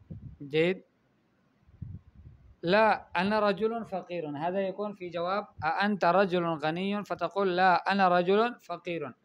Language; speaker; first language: Arabic; non-native, fluent; Urdu